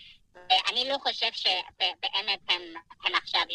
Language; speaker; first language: Hebrew; non-native, fluent; Persian